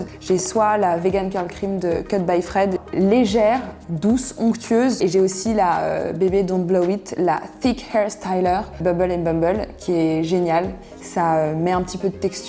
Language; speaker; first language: French; native; French